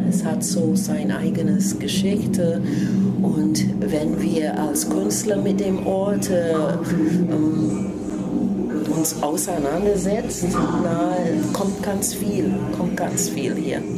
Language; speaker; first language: German; non-native, fluent; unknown